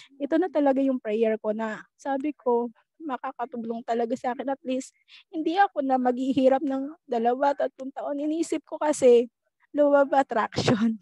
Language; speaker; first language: Filipino; non-native, local second language; Bikol